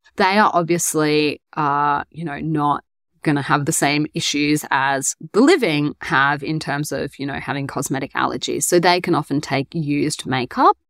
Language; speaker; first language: English; native; English